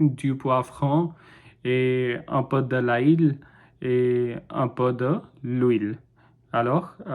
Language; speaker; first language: French; non-native, learner; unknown